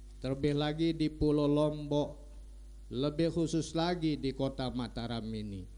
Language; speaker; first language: Indonesian; non-native, local second language; Sasak